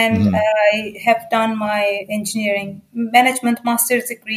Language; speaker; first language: English; non-native, fluent; Turkish